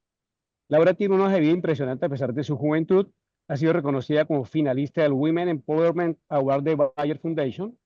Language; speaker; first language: Spanish; native; Spanish